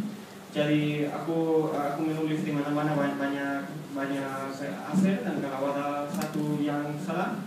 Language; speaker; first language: Indonesian; non-native, fluent; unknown